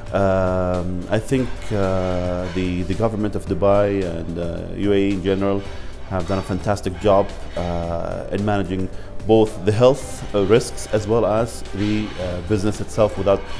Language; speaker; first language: English; non-native, fluent; Arabic